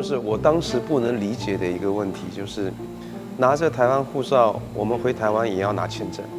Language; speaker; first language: Chinese; early bilingual, heritage; Chinese